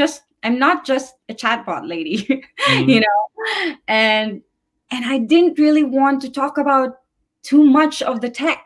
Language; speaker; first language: English; non-native, local second language; Filipino